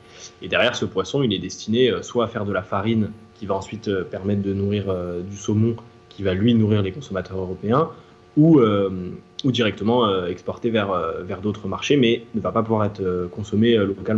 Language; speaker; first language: French; native; French